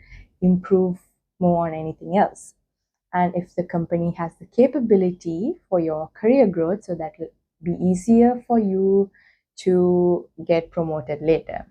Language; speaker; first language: English; non-native, local second language; Sinhala